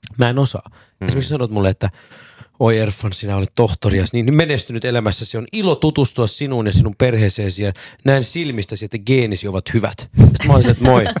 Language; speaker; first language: Finnish; early bilingual, other home language; Persian